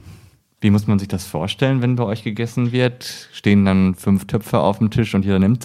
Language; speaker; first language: German; native; German